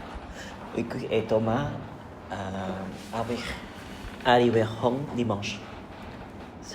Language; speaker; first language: French; non-native, learner; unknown